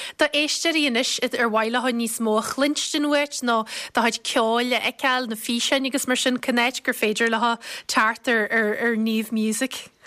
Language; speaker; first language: Irish; native; Irish